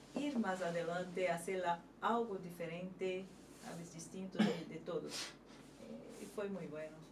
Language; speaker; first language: Spanish; non-native, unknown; Portuguese